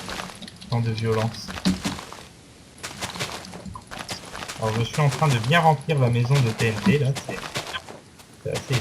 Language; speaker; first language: French; native; French